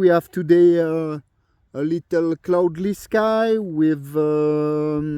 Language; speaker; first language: English; non-native, learner; French